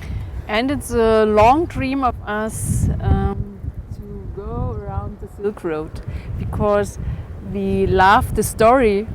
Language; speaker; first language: English; non-native, learner; German